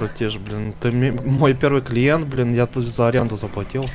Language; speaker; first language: Russian; native; Russian